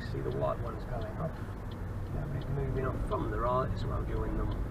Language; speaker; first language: English; native; English